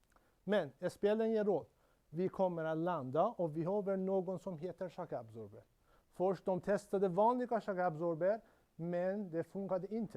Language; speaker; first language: Swedish; non-native, learner; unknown